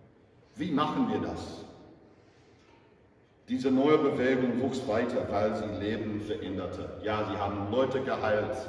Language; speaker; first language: German; non-native, fluent; English